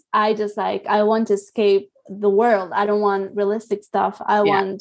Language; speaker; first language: English; non-native, fluent; Spanish